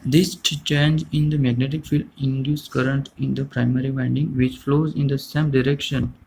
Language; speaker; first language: English; non-native, local second language; Gujarati